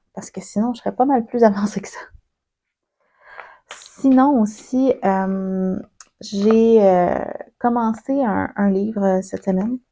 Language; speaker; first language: French; native; French